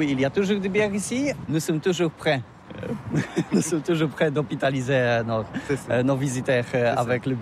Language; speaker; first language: French; non-native, learner; Polish